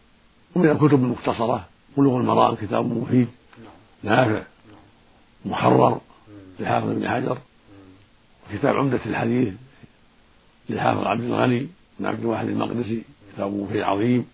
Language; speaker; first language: Arabic; native; Arabic